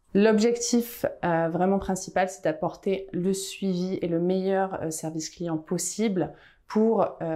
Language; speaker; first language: French; native; French